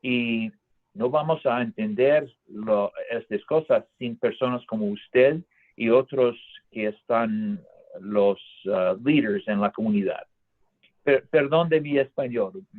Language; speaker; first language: Spanish; non-native, learner; English